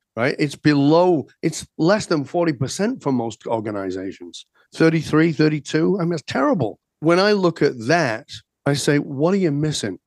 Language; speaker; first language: English; native; English